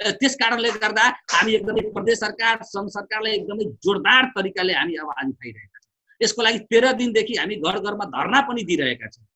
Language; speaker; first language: Nepali; non-native, local second language; Bhojpuri